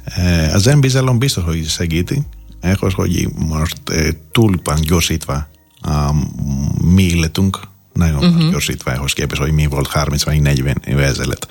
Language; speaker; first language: Hungarian; non-native, fluent; Greek